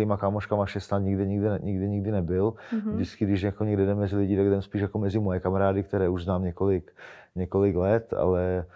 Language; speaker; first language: Czech; native; Czech